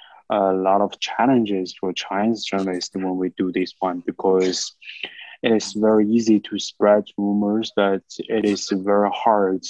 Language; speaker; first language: English; non-native, fluent; Chinese